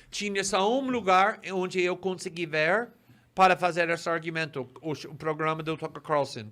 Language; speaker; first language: Portuguese; non-native, fluent; English